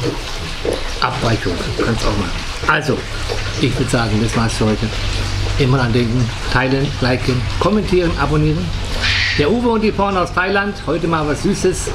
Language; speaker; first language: German; native; German